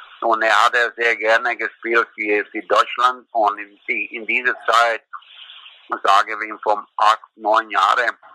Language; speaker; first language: German; non-native, fluent; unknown